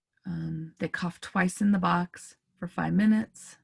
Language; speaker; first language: English; native; English